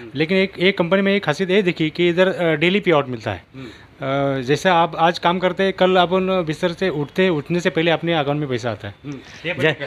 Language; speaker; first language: Hindi; non-native, local second language; Marathi